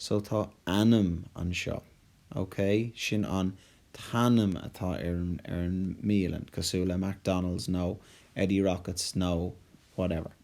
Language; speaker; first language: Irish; non-native, local second language; English